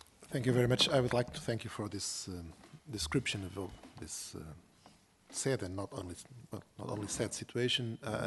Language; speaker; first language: English; non-native, fluent; Portuguese